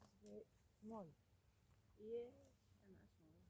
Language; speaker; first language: English; non-native, learner; Cebuano